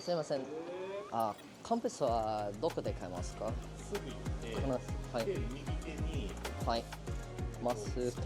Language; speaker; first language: Japanese; non-native, learner; English